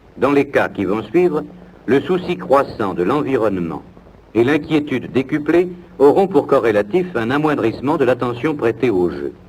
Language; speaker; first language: French; native; French